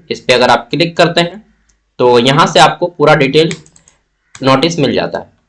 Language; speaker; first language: Hindi; native; Hindi